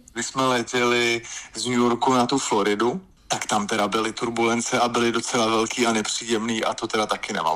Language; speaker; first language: Czech; native; Czech